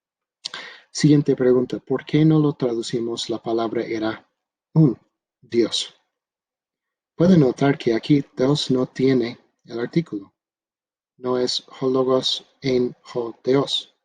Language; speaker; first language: Spanish; non-native, fluent; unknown